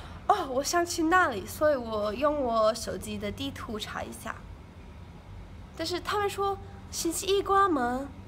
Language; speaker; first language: Chinese; non-native, learner; English